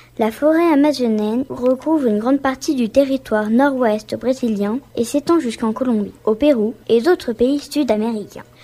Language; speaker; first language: French; native; French